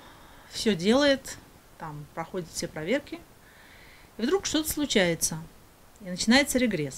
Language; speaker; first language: Russian; native; Russian